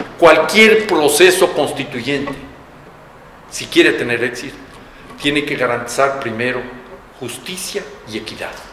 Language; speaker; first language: Spanish; native; Spanish